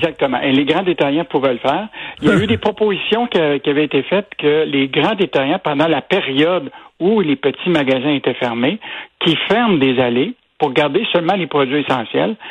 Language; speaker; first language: French; native; French